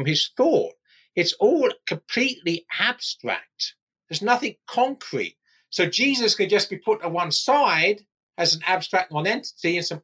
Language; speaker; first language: English; native; English